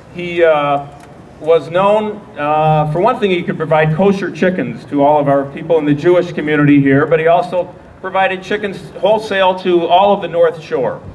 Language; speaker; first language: English; native; English